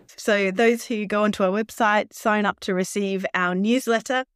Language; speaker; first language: English; native; English